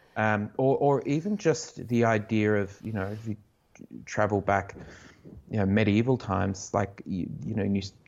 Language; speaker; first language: English; native; English